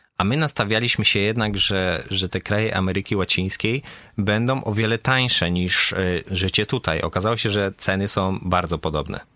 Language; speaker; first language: Polish; native; Polish